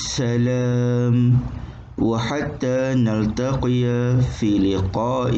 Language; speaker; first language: Arabic; non-native, fluent; Malay